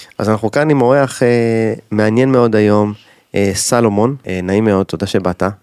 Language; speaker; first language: Hebrew; native; Hebrew